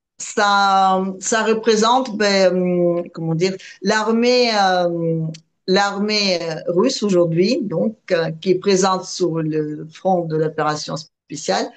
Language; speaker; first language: French; non-native, fluent; Russian